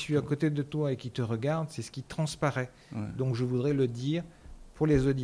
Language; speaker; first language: French; native; French